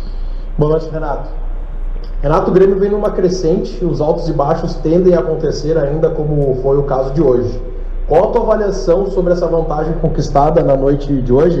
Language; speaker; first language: Portuguese; native; Portuguese